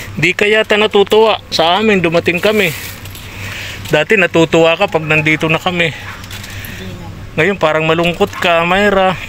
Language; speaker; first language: Filipino; native; Filipino